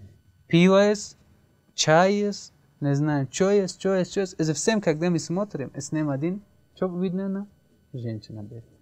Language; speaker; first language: Russian; non-native, learner; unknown